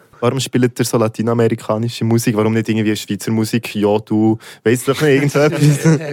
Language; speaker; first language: German; native; German